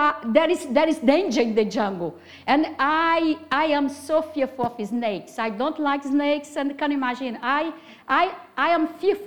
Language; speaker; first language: English; non-native, fluent; Portuguese